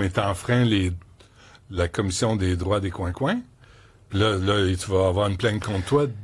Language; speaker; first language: French; native; French